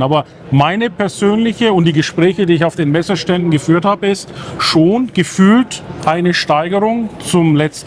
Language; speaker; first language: German; native; German